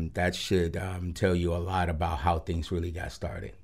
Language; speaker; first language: English; early bilingual, other home language; Spanish